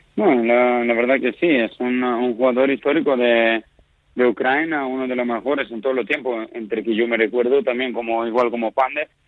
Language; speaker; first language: Spanish; non-native, fluent; Macedonian